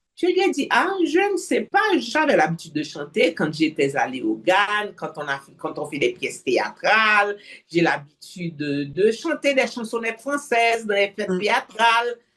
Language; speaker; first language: French; non-native, local second language; Haitian Creole